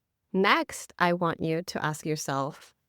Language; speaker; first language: English; native; English